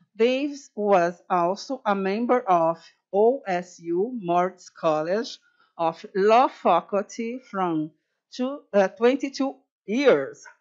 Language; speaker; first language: English; non-native, fluent; Portuguese